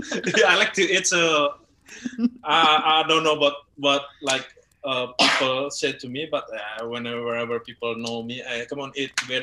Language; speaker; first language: English; non-native, learner; Indonesian